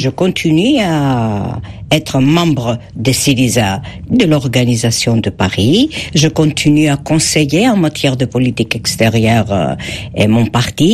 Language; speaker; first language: French; non-native, fluent; Greek